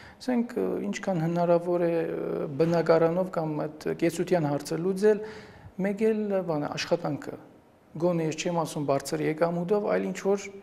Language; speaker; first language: Armenian; early bilingual, heritage; Armenian